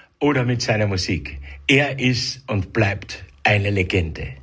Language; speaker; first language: German; native; German